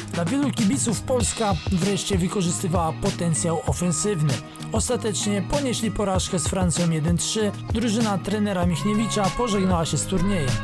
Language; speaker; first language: Polish; native; Polish